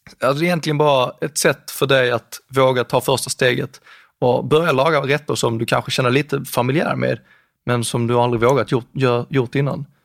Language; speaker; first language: Swedish; native; Swedish